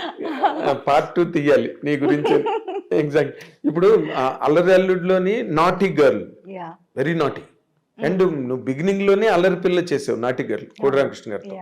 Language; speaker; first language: Telugu; native; Telugu